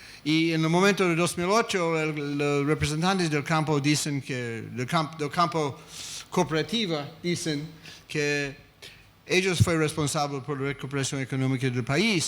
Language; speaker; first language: Spanish; non-native, fluent; English